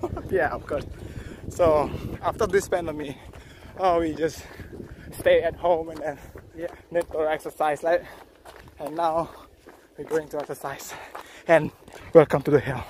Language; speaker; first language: English; non-native, learner; Indonesian